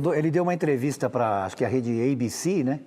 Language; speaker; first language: Portuguese; native; Portuguese